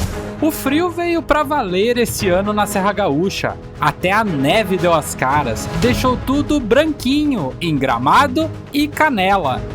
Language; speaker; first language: Portuguese; native; Portuguese